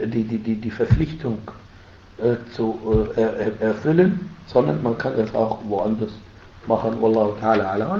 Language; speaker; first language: German; non-native, fluent; Arabic